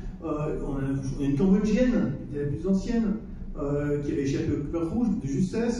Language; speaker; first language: French; native; French